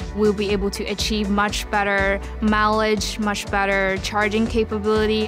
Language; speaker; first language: English; non-native, fluent; Chinese